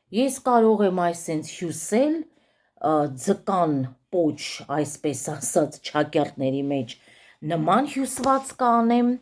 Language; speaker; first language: Armenian; early bilingual, heritage; Armenian